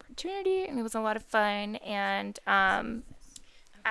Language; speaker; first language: English; native; English